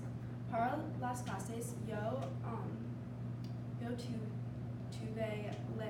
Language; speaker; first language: Spanish; non-native, learner; English